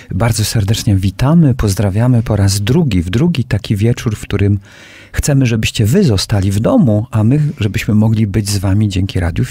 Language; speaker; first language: Polish; native; Polish